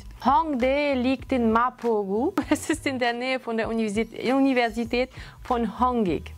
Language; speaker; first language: German; non-native, fluent; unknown